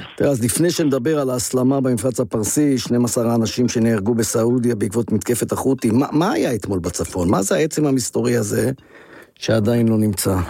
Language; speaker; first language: Hebrew; native; Hebrew